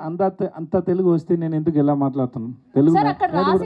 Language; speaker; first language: Telugu; non-native, learner; Tamil